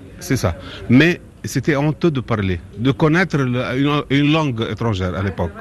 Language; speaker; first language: French; non-native, learner; Arabic